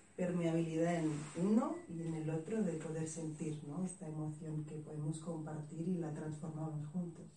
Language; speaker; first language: Spanish; non-native, fluent; Swedish